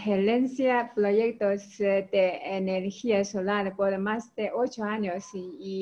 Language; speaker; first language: Spanish; non-native, learner; Chinese